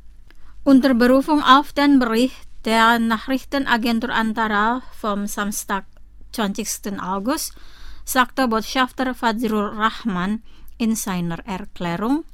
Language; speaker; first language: German; non-native, fluent; Indonesian